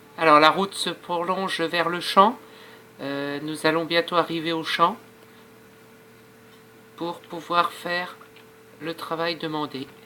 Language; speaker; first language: French; native; French